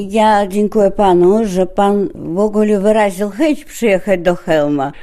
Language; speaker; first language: Polish; early bilingual, heritage; Polish